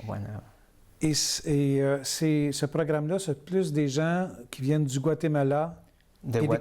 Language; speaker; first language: French; native; French